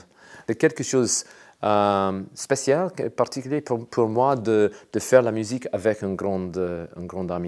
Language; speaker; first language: French; non-native, learner; English